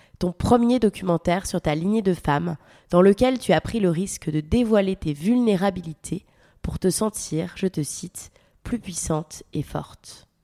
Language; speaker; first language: French; native; French